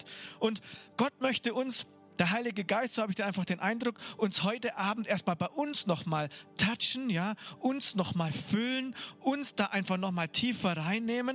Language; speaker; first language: German; native; German